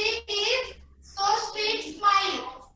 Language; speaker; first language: English; non-native, learner; Marathi